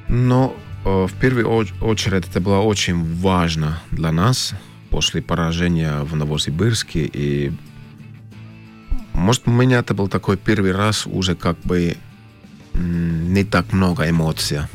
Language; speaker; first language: Russian; non-native, learner; Finnish